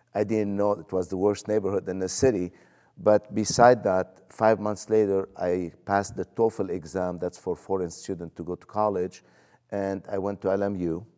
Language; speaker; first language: English; non-native, fluent; Arabic